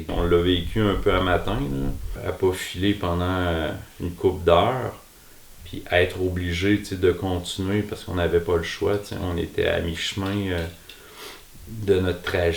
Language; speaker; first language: French; native; French